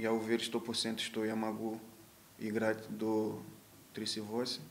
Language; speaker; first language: Russian; non-native, learner; Portuguese